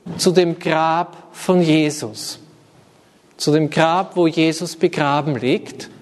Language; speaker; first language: German; native; German